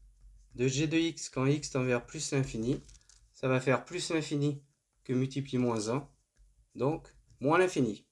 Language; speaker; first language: French; native; French